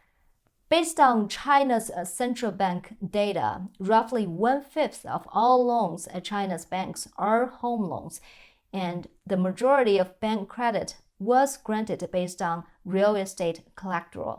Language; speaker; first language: English; non-native, fluent; Chinese